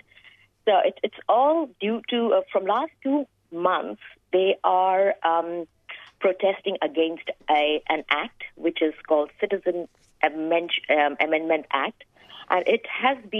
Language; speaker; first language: English; non-native, local second language; Hindi